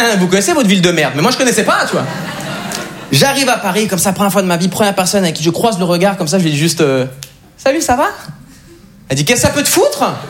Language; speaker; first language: French; native; French